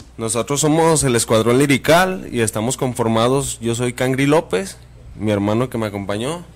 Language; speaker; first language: Spanish; native; Spanish